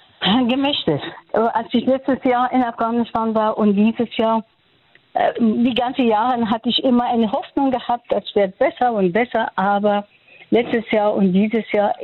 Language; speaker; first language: German; non-native, fluent; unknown